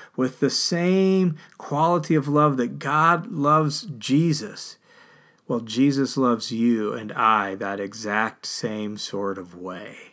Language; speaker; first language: English; native; English